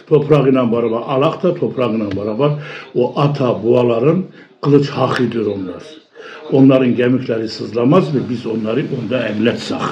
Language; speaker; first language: Turkish; early bilingual, heritage; Turkish